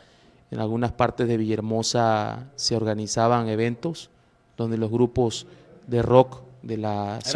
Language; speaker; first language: Spanish; native; Spanish